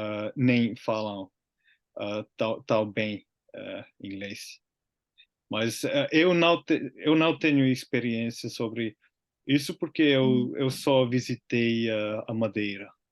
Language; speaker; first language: Portuguese; non-native, learner; Finnish